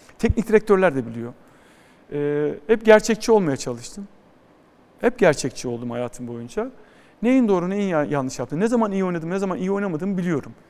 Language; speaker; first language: Turkish; native; Turkish